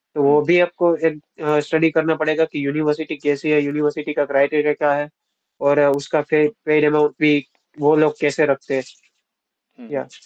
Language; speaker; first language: Hindi; non-native, local second language; Gujarati